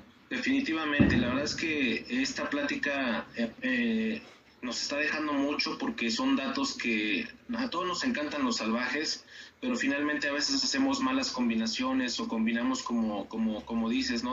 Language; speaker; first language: Spanish; native; Spanish